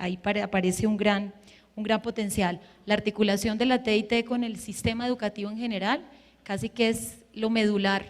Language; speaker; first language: Spanish; native; Spanish